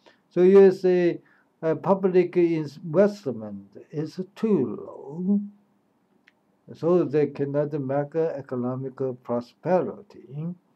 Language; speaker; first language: English; non-native, learner; Chinese